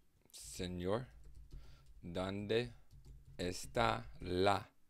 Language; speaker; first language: Spanish; non-native, learner; English